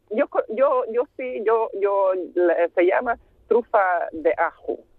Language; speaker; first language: Spanish; non-native, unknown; Hungarian